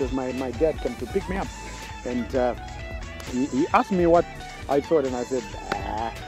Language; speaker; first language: English; non-native, local second language; Shona